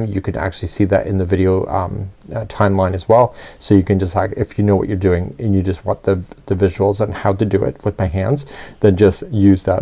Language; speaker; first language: English; native; English